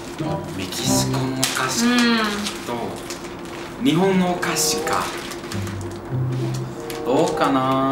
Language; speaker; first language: Japanese; non-native, learner; Spanish